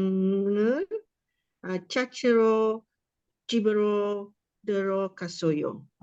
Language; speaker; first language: Korean; non-native, learner; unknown